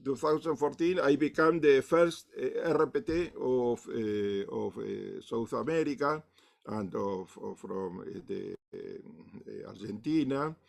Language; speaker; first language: English; non-native, learner; Spanish